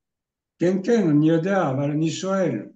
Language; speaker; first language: Hebrew; non-native, fluent; French